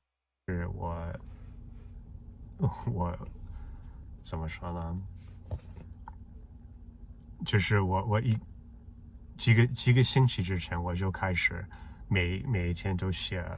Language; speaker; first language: Chinese; non-native, fluent; English